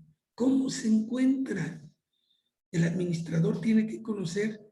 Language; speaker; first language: Spanish; native; Spanish